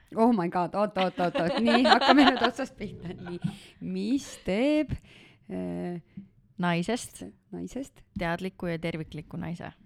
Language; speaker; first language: Estonian; native; Estonian